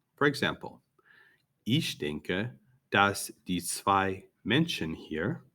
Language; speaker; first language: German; non-native, fluent; English